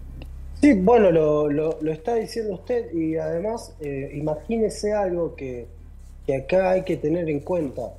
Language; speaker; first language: Spanish; native; Spanish